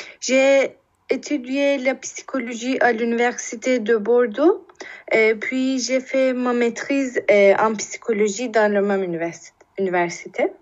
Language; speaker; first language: French; non-native, learner; Turkish